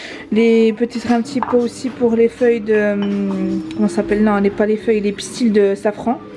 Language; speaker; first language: French; native; French